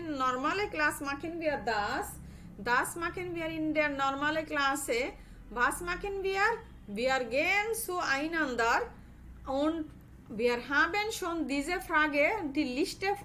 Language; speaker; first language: German; non-native, learner; Bangla